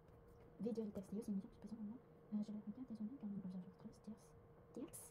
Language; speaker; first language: French; non-native, learner; Korean